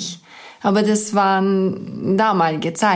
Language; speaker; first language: German; non-native, fluent; Turkish